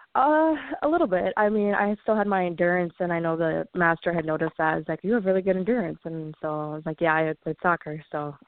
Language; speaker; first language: English; native; English